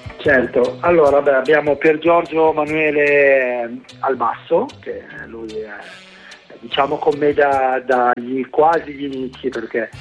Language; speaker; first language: Italian; native; Italian